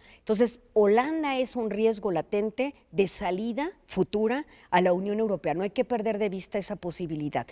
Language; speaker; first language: Spanish; native; Spanish